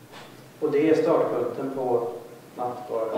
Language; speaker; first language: Swedish; native; Swedish